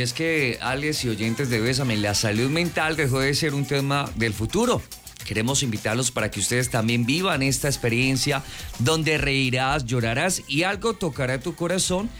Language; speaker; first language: Spanish; native; Spanish